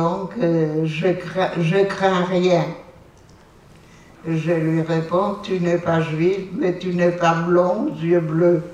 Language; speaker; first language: French; non-native, fluent; Polish